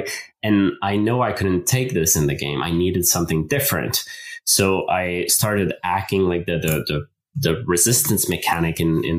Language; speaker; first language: English; non-native, fluent; French